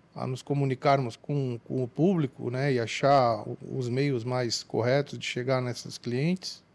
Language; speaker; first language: Portuguese; native; Portuguese